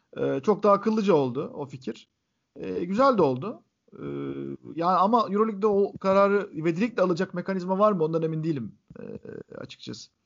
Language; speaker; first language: Turkish; native; Turkish